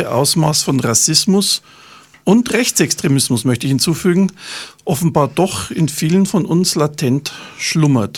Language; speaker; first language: German; native; German